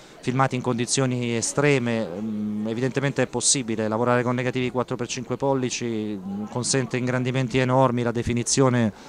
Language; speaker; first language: Italian; native; Italian